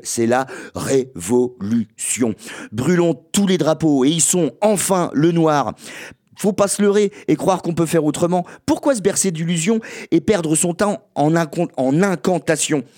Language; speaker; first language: French; native; French